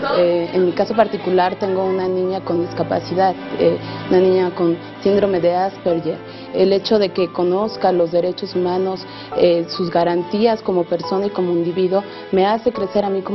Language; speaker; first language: Spanish; native; Spanish